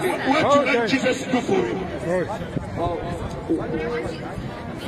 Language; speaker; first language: English; non-native, learner; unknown